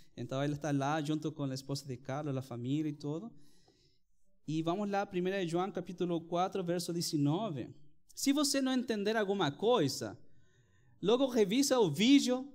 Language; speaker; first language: Portuguese; non-native, fluent; Spanish